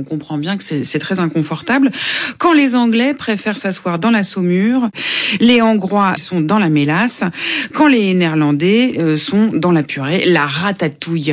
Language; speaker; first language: French; native; French